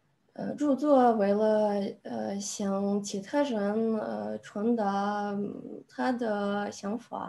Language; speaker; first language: Chinese; non-native, learner; Russian